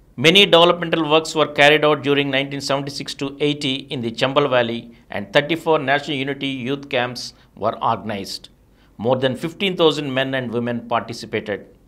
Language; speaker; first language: English; non-native, local second language; Telugu